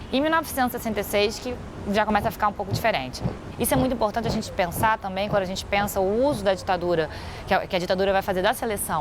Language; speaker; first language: Portuguese; native; Portuguese